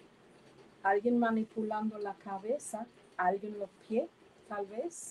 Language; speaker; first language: Spanish; non-native, fluent; English